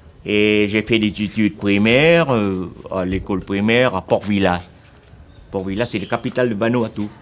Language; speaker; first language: French; non-native, local second language; Vietnamese